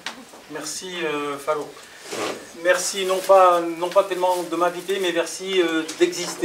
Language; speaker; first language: French; native; French